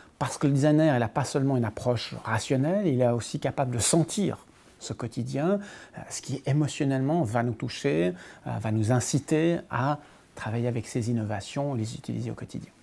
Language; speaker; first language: French; native; French